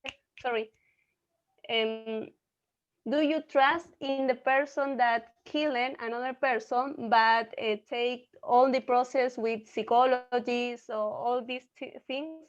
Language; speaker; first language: English; non-native, learner; Spanish